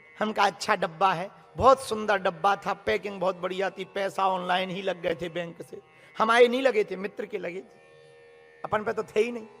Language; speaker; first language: Hindi; native; Hindi